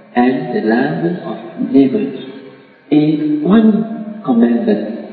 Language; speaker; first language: English; non-native, learner; Vietnamese